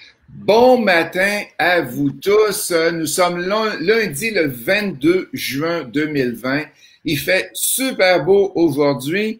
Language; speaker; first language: French; native; French